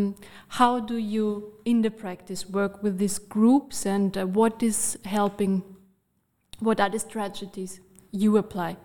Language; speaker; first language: English; non-native, fluent; German